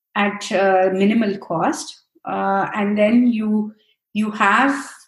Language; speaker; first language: English; non-native, local second language; Hindi